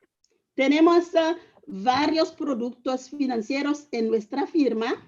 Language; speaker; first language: Spanish; non-native, fluent; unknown